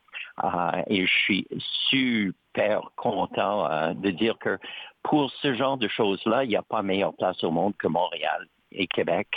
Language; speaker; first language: French; native; French